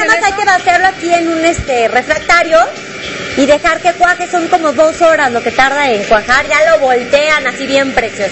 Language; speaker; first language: Spanish; native; Spanish